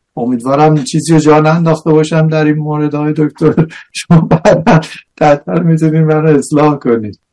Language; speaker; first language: Persian; native; Persian